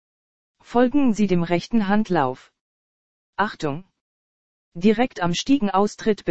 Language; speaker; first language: German; native; German